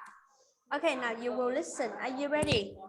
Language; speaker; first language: English; non-native, fluent; Vietnamese